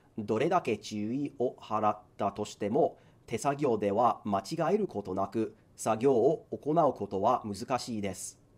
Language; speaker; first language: Japanese; non-native, fluent; English